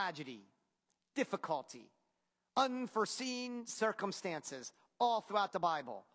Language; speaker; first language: English; native; English